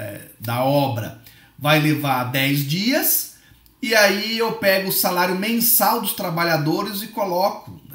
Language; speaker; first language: Portuguese; native; Portuguese